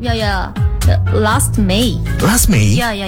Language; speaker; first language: English; non-native, learner; Korean